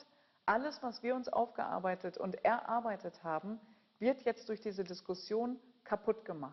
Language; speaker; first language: German; early bilingual, other home language; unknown